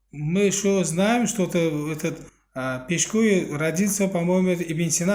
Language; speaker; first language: Russian; non-native, local second language; Uzbek